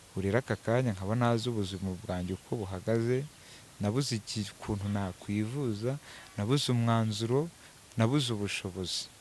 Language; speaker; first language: Kinyarwanda; native; Kinyarwanda